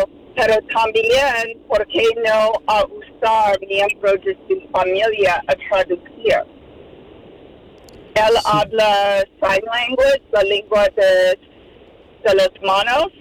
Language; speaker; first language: Spanish; non-native, fluent; English